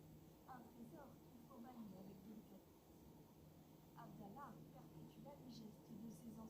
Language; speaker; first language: French; native; French